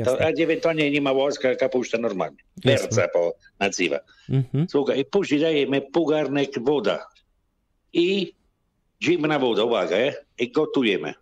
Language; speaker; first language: Polish; non-native, learner; Italian